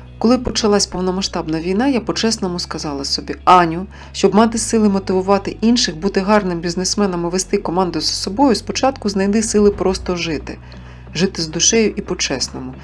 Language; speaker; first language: Ukrainian; non-native, local second language; Russian